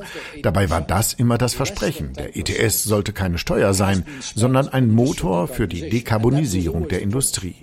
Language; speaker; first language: German; native; German